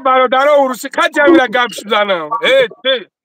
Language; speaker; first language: Russian; non-native, learner; Tajik